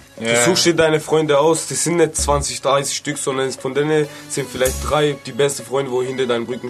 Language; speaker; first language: German; native; German